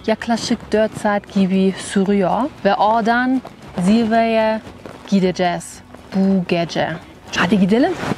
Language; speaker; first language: Turkish; non-native, learner; German